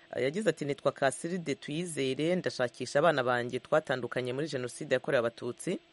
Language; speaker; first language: Kinyarwanda; native; Kinyarwanda